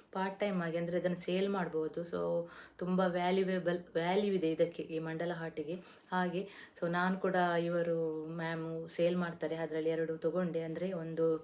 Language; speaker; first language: Kannada; non-native, local second language; Tulu